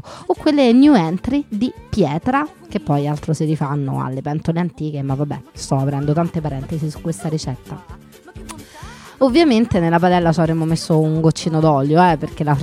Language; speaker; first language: Italian; native; Italian